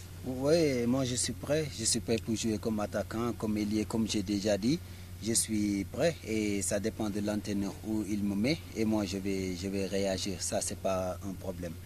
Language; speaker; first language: French; non-native, fluent; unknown